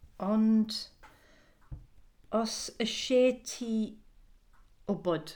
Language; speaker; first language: Welsh; non-native, learner; English